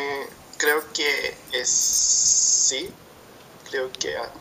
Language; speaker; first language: Spanish; non-native, learner; English